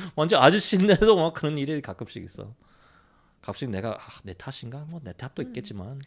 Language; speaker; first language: Korean; early bilingual, heritage; Korean